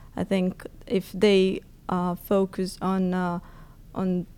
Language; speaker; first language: English; non-native, fluent; Portuguese